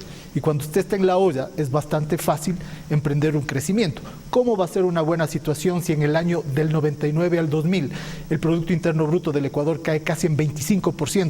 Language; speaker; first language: Spanish; native; Spanish